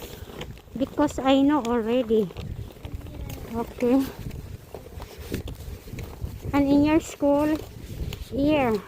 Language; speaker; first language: English; non-native, learner; Filipino